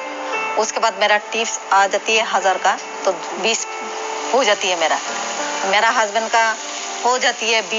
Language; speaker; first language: Hindi; non-native, local second language; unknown